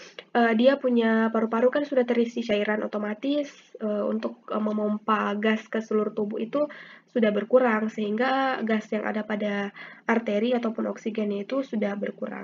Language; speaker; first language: Indonesian; native; Indonesian